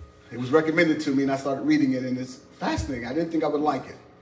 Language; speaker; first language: English; native; English